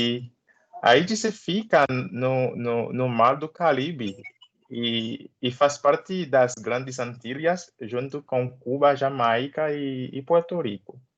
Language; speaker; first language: Portuguese; non-native, learner; Haitian Creole